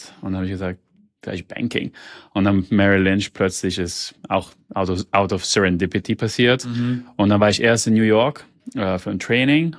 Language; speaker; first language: German; early bilingual, heritage; German